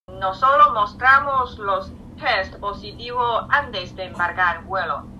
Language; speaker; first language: Spanish; non-native, fluent; Chinese